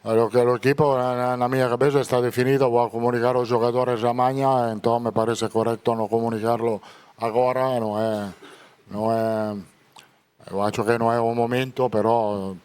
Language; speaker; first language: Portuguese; non-native, learner; Italian